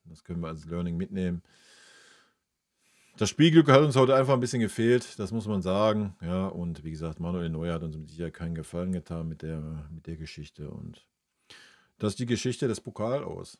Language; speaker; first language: German; native; German